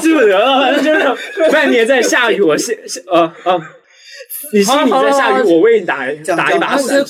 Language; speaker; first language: Chinese; native; Chinese